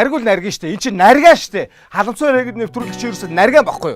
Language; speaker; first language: Mongolian; native; Mongolian